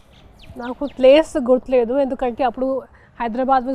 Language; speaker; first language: Telugu; non-native, fluent; Hindi